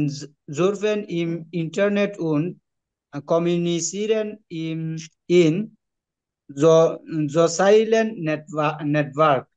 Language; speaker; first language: German; non-native, learner; Bangla